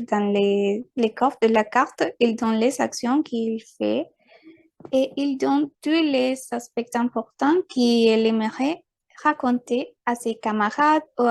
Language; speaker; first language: French; non-native, fluent; Spanish